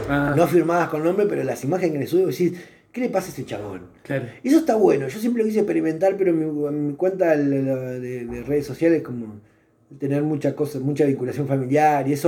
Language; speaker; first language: Spanish; native; Spanish